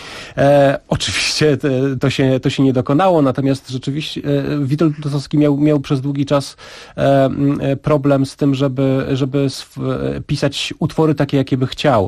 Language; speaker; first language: Polish; native; Polish